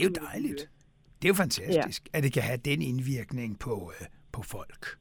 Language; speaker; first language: Danish; native; Danish